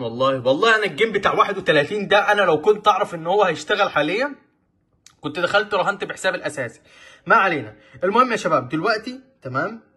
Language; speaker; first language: Arabic; native; Arabic